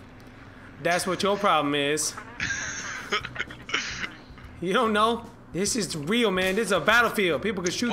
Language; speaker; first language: English; native; English